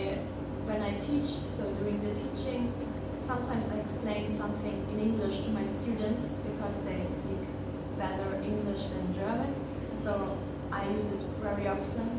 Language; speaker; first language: English; non-native, fluent; German